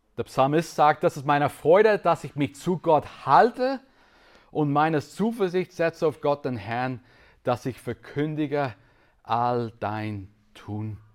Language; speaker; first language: German; non-native, fluent; English